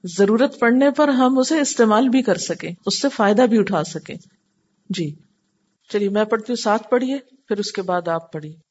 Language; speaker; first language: Urdu; native; Urdu